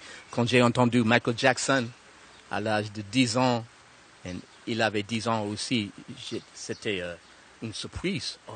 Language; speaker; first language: French; non-native, learner; English